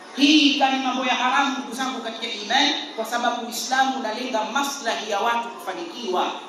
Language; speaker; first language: Swahili; native; Swahili